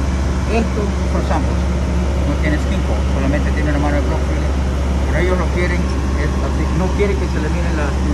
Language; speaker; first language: Spanish; native; Spanish